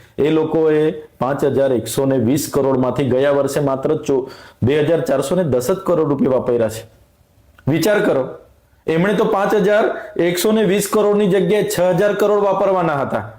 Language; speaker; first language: Gujarati; non-native, local second language; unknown